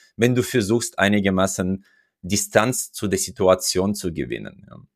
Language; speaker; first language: German; non-native, fluent; Russian